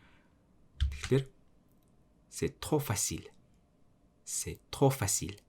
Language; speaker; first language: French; non-native, learner; Mongolian